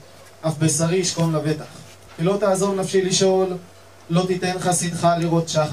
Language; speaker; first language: Hebrew; native; Hebrew